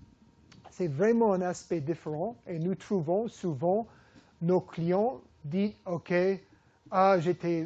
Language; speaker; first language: French; non-native, fluent; English